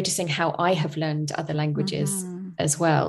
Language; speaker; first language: English; native; English